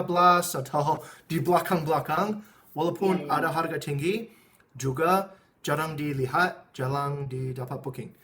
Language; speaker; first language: Indonesian; non-native, fluent; English